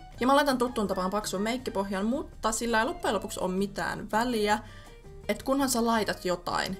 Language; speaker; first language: Finnish; native; Finnish